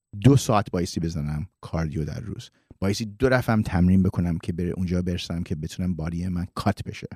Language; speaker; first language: Persian; early bilingual, heritage; Persian